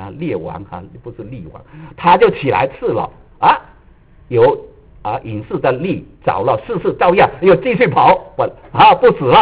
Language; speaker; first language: Chinese; native; Chinese